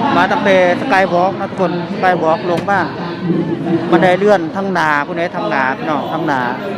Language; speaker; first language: Thai; native; Thai